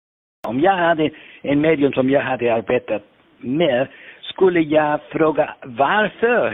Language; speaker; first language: Swedish; non-native, fluent; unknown